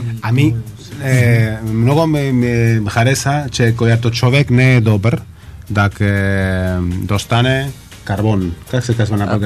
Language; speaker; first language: Bulgarian; non-native, learner; Spanish